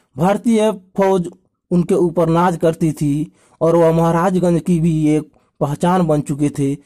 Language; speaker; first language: Hindi; native; Hindi